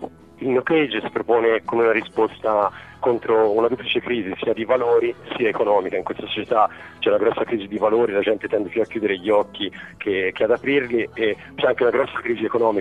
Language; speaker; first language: Italian; native; Italian